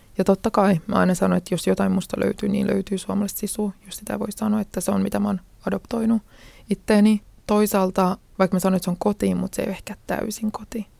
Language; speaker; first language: Finnish; early bilingual, other home language; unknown